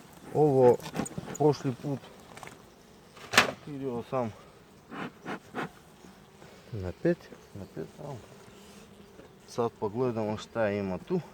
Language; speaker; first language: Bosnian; non-native, learner; Russian